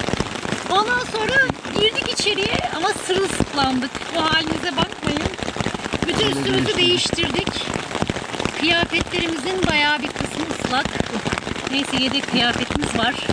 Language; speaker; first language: Turkish; native; Turkish